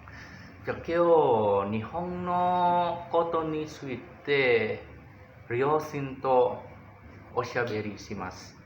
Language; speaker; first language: Japanese; non-native, learner; Indonesian